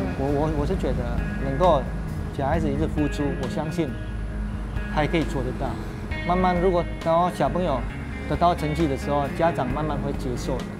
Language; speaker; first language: Chinese; non-native, fluent; Indonesian